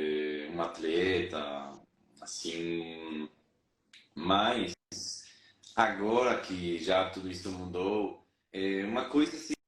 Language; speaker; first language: Portuguese; non-native, fluent; Spanish